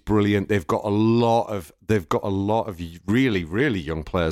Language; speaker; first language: English; native; English